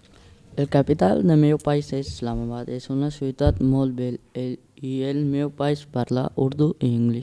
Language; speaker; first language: Catalan; non-native, learner; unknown